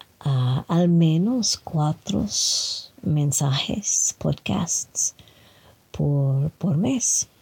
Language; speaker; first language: Spanish; non-native, fluent; French